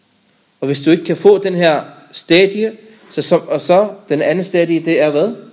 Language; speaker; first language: Danish; non-native, fluent; Arabic